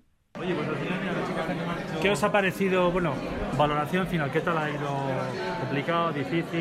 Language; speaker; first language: Spanish; native; Spanish